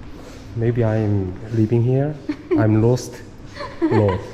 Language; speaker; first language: English; non-native, learner; Korean